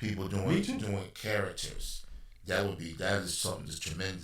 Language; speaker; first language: English; native; English